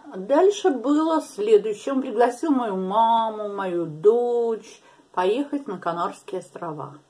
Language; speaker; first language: Russian; native; Russian